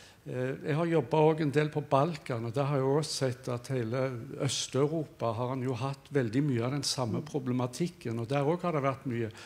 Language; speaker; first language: Norwegian; native; Norwegian